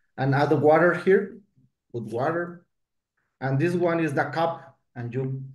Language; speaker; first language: English; non-native, learner; Spanish